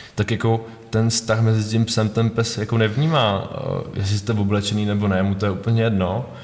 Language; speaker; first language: Czech; native; Czech